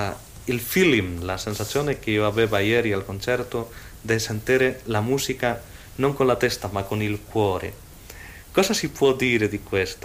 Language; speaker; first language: Italian; non-native, fluent; Spanish